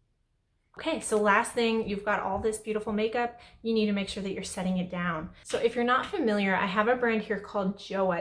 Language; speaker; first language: English; native; English